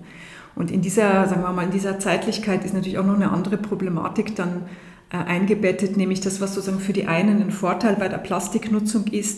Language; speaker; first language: German; native; German